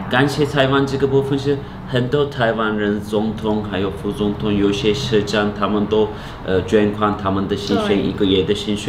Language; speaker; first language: Chinese; non-native, fluent; Turkish